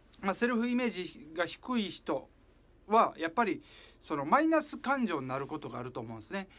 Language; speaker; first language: Japanese; native; Japanese